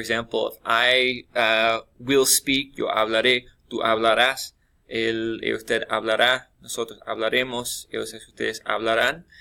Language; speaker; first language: Spanish; non-native, fluent; English